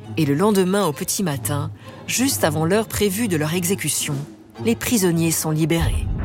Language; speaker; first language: French; native; French